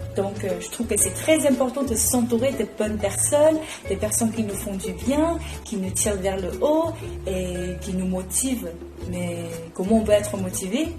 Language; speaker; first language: French; non-native, fluent; Chinese